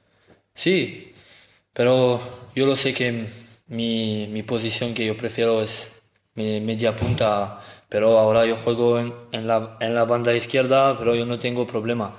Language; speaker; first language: Spanish; non-native, learner; French